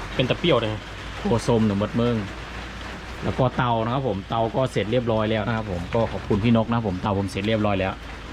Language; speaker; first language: Thai; native; Thai